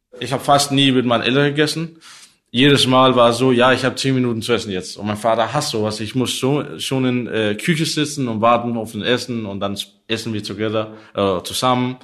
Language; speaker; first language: German; non-native, learner; Danish